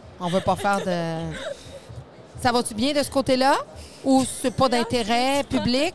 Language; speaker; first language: French; native; French